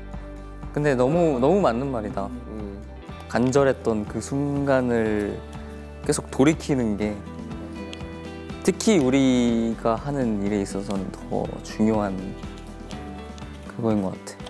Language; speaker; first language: Korean; non-native, fluent; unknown